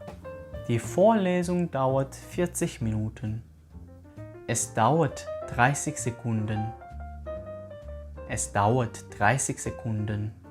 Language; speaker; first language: German; non-native, fluent; Korean